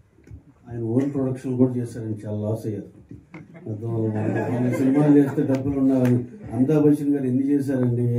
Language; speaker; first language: Telugu; native; Telugu